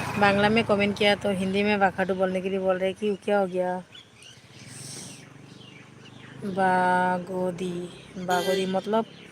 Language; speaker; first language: Hindi; non-native, local second language; Bangla